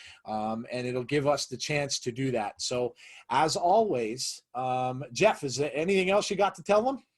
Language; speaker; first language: English; native; English